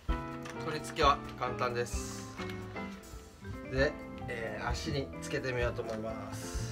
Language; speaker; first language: Japanese; native; Japanese